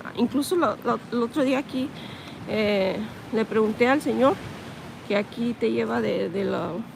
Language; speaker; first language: Spanish; early bilingual, heritage; Spanish